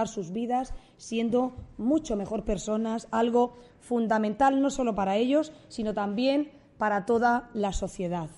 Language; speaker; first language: Spanish; native; Spanish